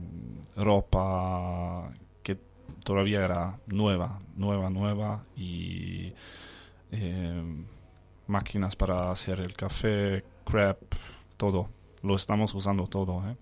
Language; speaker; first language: Spanish; non-native, fluent; Danish